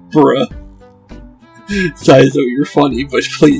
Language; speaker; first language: English; native; English